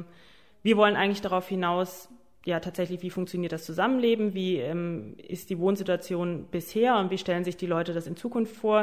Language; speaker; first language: German; native; German